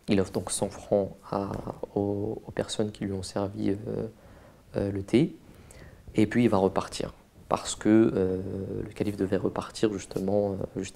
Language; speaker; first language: French; native; French